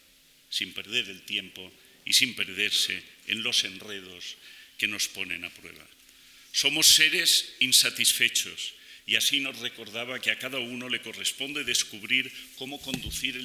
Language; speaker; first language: Spanish; native; Spanish